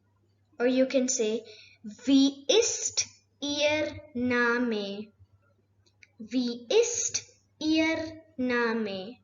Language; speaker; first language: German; non-native, fluent; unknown